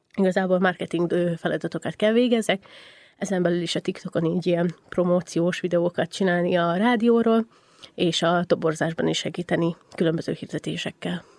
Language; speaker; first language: Hungarian; native; Hungarian